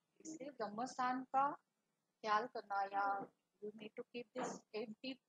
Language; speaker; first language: Hindi; non-native, local second language; Marathi